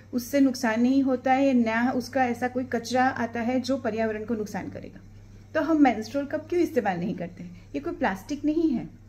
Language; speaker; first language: Hindi; non-native, local second language; Gujarati